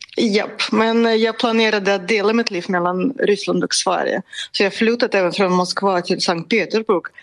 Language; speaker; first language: Swedish; non-native, fluent; Russian